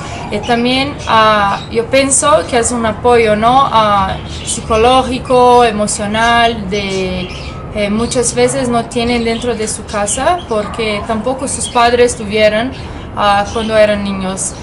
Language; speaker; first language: Spanish; non-native, fluent; French